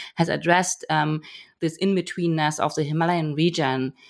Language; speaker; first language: English; non-native, fluent; German